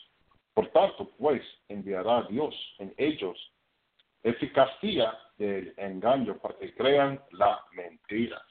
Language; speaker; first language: Spanish; non-native, fluent; English